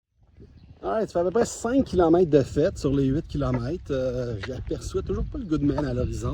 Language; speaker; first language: French; native; French